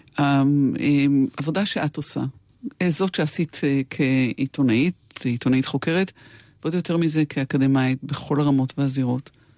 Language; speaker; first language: Hebrew; native; Hebrew